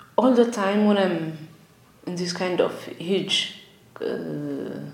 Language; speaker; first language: English; non-native, learner; Tigrinya